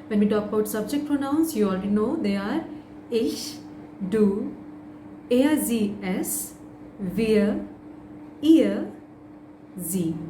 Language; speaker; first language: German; non-native, fluent; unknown